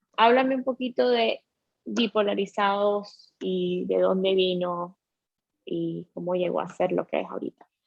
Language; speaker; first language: Spanish; early bilingual, heritage; Spanish